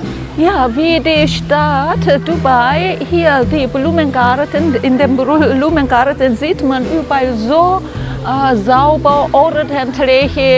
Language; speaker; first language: German; non-native, fluent; Korean